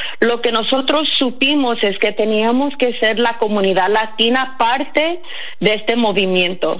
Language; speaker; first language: Spanish; early bilingual, heritage; Spanish